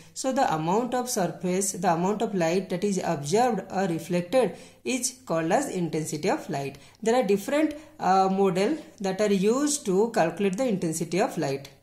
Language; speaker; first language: English; non-native, local second language; Odia